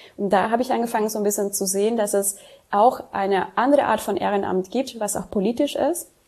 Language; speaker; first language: German; non-native, fluent; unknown